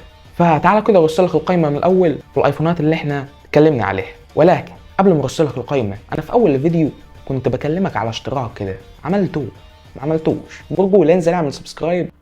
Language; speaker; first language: Arabic; native; Arabic